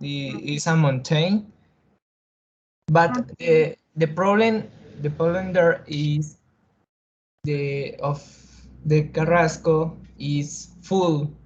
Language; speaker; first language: English; non-native, learner; Spanish